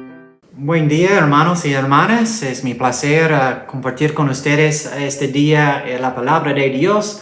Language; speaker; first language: Spanish; non-native, fluent; English